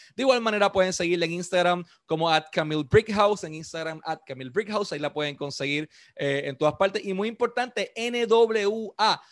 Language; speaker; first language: Spanish; native; Spanish